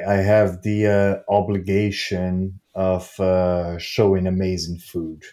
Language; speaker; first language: English; non-native, fluent; Portuguese